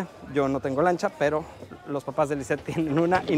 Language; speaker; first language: Spanish; native; Spanish